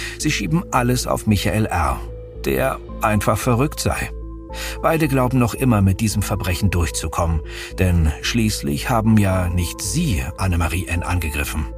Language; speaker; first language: German; native; German